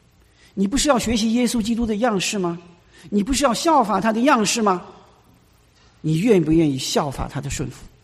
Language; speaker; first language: Chinese; native; Chinese